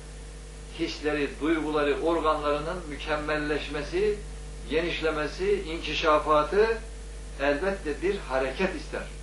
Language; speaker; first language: Turkish; native; Turkish